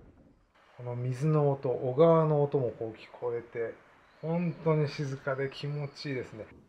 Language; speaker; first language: Japanese; native; Japanese